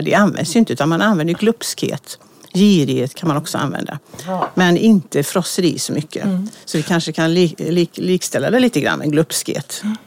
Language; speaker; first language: Swedish; native; Swedish